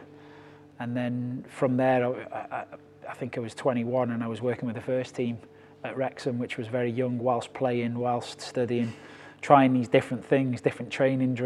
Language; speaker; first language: English; native; English